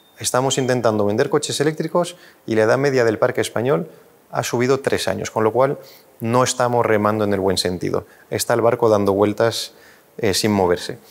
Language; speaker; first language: Spanish; non-native, fluent; French